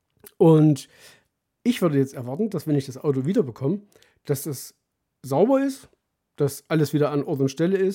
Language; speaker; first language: German; native; German